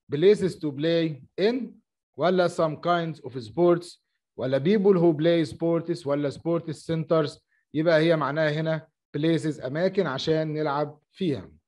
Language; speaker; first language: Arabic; native; Arabic